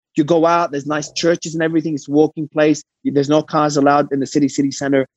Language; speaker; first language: English; early bilingual, other home language; Arabic